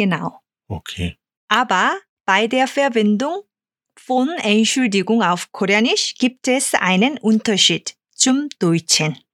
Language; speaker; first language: German; non-native, fluent; Korean